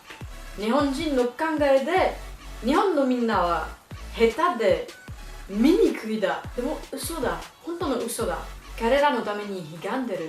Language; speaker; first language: Japanese; non-native, learner; French